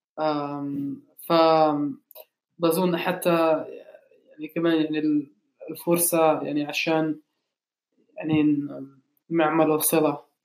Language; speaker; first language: Arabic; non-native, learner; English